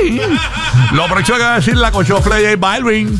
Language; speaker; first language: Spanish; native; Spanish